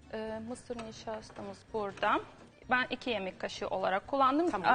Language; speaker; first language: Turkish; non-native, fluent; Ukrainian